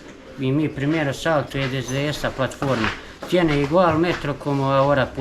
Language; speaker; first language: Spanish; non-native, learner; Bosnian